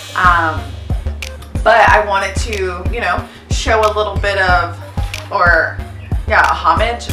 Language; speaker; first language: English; native; English